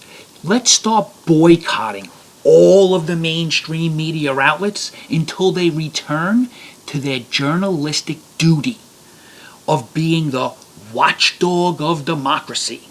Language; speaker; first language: English; native; English